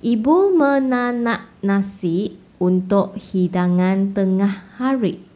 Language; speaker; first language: Malay; non-native, local second language; Chinese